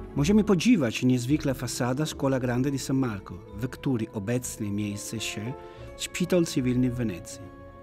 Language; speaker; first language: Polish; non-native, fluent; Italian